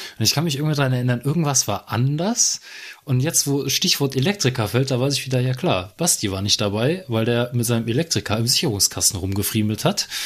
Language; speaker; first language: German; native; German